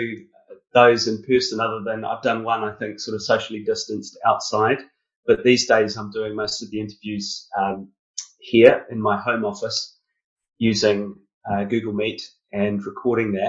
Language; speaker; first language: English; native; English